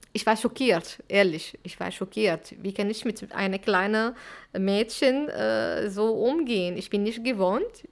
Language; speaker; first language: German; non-native, fluent; Arabic